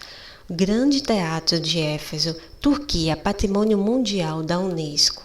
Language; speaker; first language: Portuguese; native; Portuguese